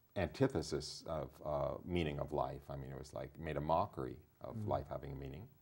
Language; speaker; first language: English; native; English